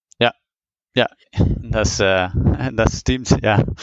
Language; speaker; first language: German; non-native, learner; Dutch